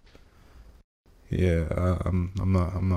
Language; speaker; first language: English; non-native, local second language; Igbo